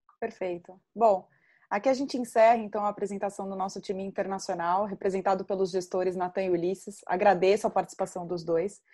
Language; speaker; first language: Portuguese; native; Portuguese